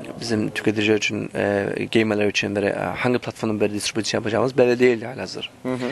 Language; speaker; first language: Turkish; early bilingual, heritage; Turkish